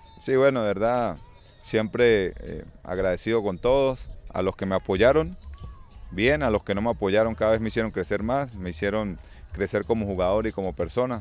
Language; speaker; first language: Spanish; native; Spanish